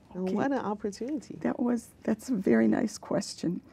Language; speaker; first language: English; early bilingual, other home language; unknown